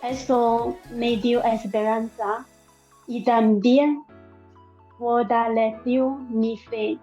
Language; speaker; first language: Spanish; non-native, learner; Chinese